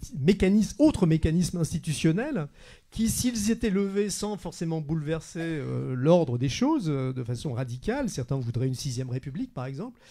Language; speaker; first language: French; native; French